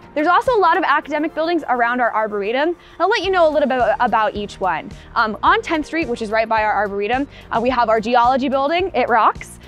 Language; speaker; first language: English; native; English